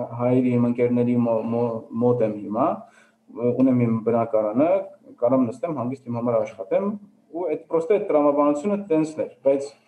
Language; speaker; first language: Armenian; early bilingual, heritage; Armenian